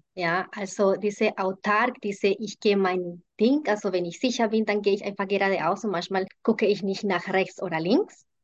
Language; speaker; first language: German; non-native, fluent; Spanish